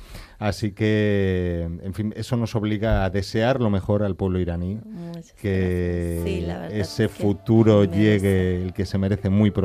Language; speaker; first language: Spanish; native; Spanish